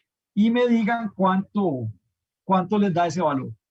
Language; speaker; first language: Spanish; native; Spanish